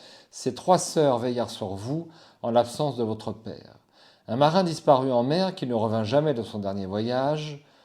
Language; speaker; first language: French; native; French